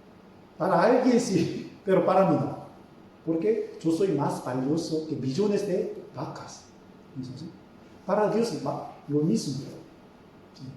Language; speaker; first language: Spanish; non-native, fluent; Korean